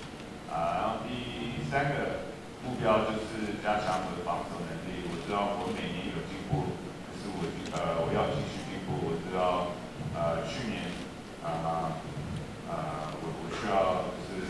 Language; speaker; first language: Chinese; early bilingual, heritage; English